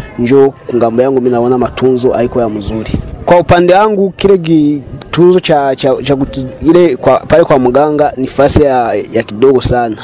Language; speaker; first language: Swahili; non-native, local second language; Rundi